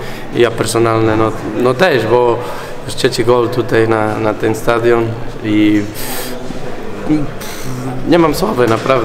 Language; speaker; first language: Polish; non-native, learner; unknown